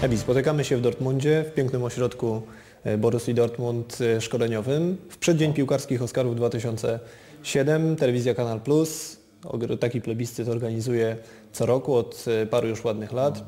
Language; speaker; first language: Polish; native; Polish